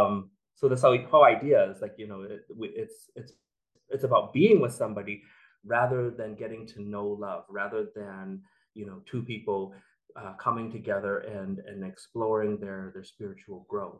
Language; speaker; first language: English; native; English